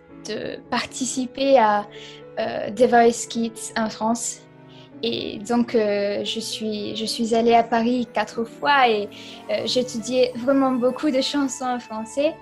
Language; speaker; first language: French; non-native, fluent; Italian